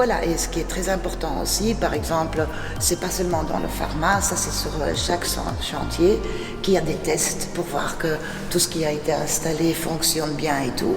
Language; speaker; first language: French; non-native, fluent; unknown